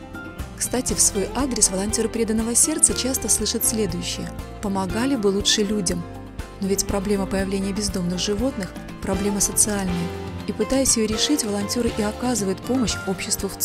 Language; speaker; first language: Russian; native; Russian